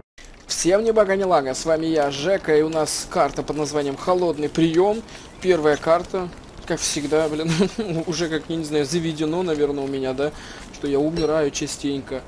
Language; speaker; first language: Russian; native; Russian